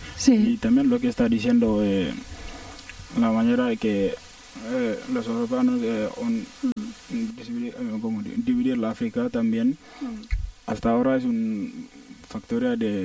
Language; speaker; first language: Spanish; non-native, learner; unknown